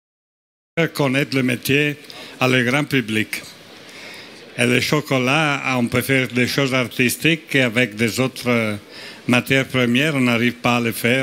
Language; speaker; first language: French; non-native, fluent; Italian